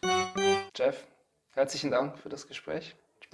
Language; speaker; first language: German; native; German